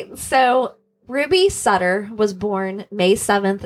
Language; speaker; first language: English; native; English